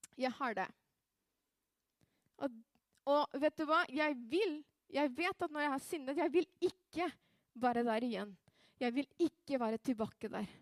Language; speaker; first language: Norwegian; non-native, fluent; Spanish